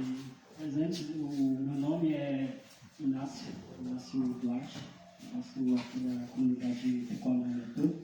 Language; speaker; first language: Portuguese; non-native, local second language; Guarani